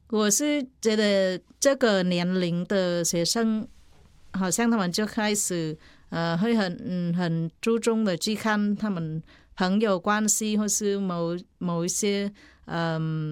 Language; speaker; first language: Chinese; non-native, fluent; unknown